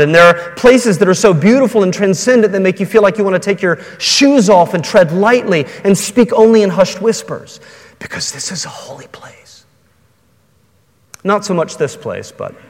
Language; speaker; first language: English; native; English